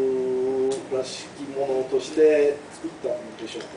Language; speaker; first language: Japanese; non-native, fluent; English